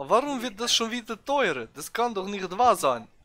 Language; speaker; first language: German; native; German